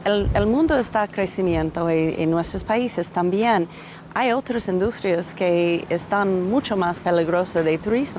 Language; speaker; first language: Spanish; non-native, learner; English